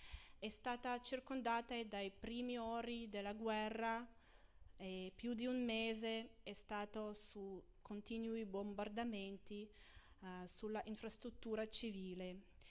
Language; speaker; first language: Italian; non-native, fluent; Ukrainian